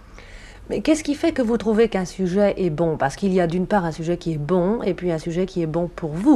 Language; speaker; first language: French; native; French